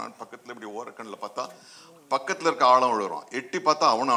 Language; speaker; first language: Tamil; native; Tamil